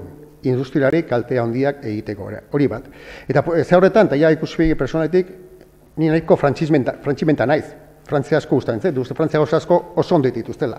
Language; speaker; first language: Basque; native; Basque